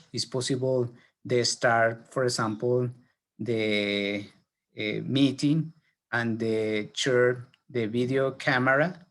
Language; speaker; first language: English; non-native, learner; Spanish